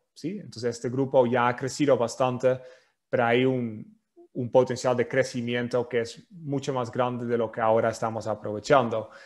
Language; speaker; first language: Spanish; non-native, fluent; Dutch